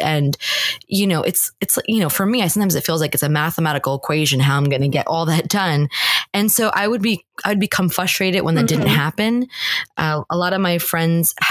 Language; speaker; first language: English; native; English